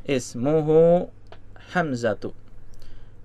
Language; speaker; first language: Arabic; non-native, learner; Indonesian